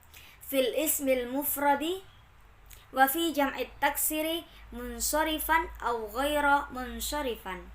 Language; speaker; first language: Arabic; non-native, learner; Indonesian